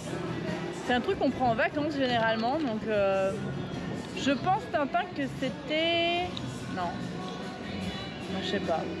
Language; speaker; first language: French; native; French